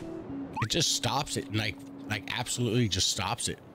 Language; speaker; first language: English; native; English